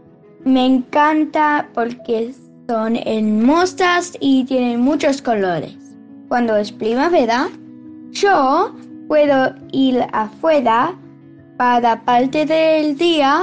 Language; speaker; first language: Spanish; early bilingual, heritage; Spanish